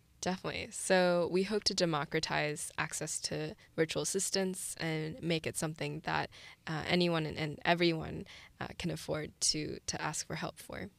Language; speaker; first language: English; early bilingual, other home language; Chinese